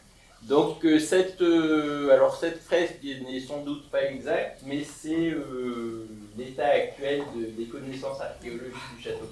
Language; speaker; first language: French; native; French